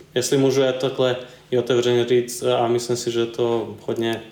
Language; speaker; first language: Czech; non-native, fluent; Serbian